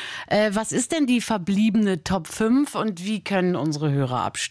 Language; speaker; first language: German; native; German